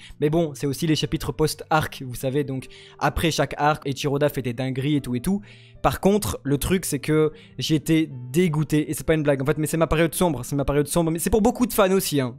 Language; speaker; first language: French; native; French